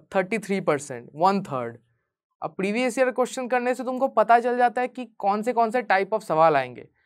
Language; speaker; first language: Hindi; non-native, local second language; Bangla